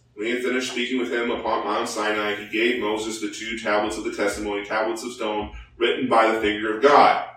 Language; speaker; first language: English; early bilingual, other home language; Korean